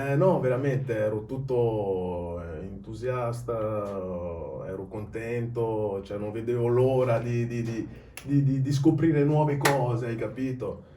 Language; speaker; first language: Italian; early bilingual, other home language; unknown